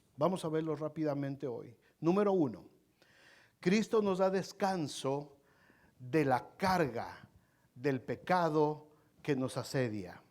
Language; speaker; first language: Spanish; native; Spanish